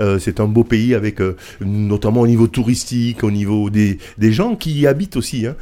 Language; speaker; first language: French; native; French